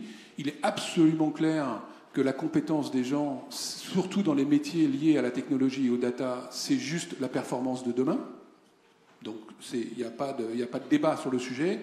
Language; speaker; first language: French; native; French